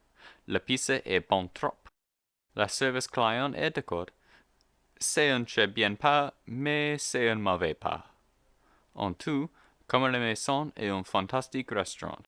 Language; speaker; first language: French; non-native, learner; English